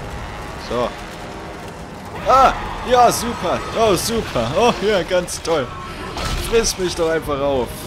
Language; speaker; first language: German; native; German